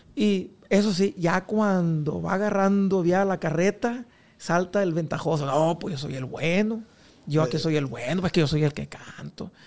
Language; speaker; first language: Spanish; native; Spanish